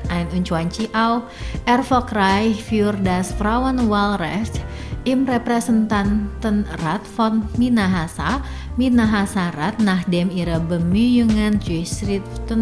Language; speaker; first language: German; non-native, fluent; Indonesian